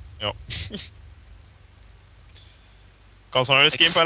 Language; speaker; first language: Swedish; native; Swedish